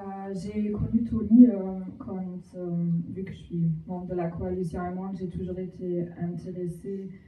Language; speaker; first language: French; non-native, fluent; German